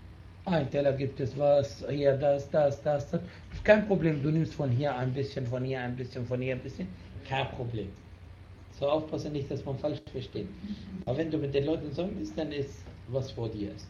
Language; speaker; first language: German; non-native, fluent; Arabic